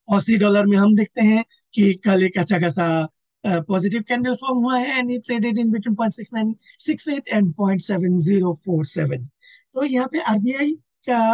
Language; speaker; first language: Hindi; non-native, local second language; Assamese